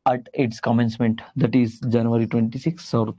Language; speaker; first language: English; non-native, local second language; Kannada